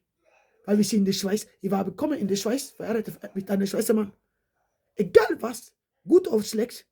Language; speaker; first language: German; non-native, learner; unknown